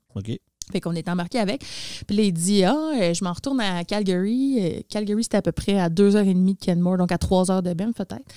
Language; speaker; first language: French; native; French